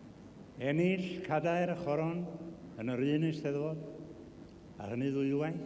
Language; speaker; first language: Welsh; native; Welsh